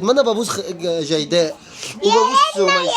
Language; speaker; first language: Arabic; native; Arabic